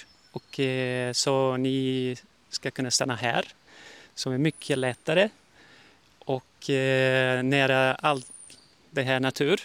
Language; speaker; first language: Swedish; early bilingual, heritage; Portuguese